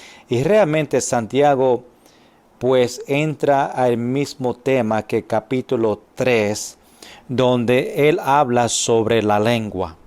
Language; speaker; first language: Spanish; non-native, fluent; English